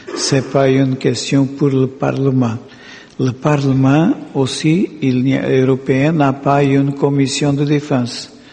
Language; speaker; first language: French; non-native, fluent; Portuguese